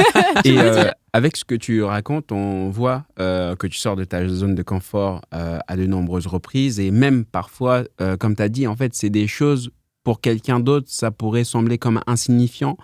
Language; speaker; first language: French; native; French